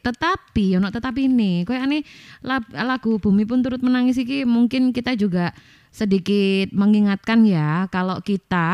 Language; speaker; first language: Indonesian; non-native, local second language; Javanese